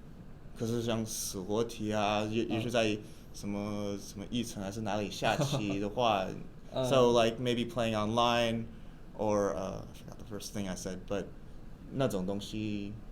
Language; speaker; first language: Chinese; early bilingual, heritage; English